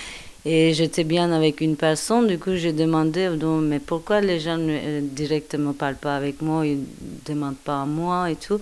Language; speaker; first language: French; non-native, learner; Turkish